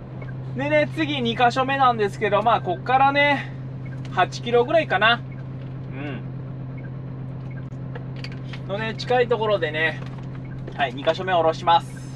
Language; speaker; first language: Japanese; native; Japanese